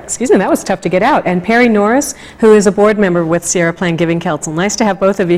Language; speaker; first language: English; native; English